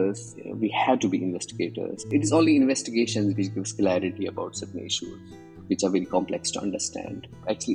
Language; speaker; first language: English; non-native, local second language; Kashmiri